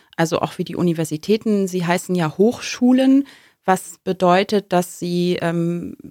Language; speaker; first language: German; native; German